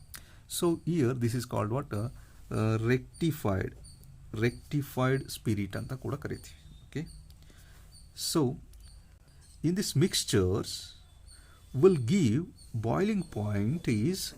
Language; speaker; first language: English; non-native, local second language; Kannada